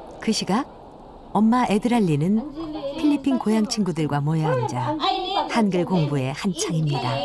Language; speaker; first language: Korean; native; Korean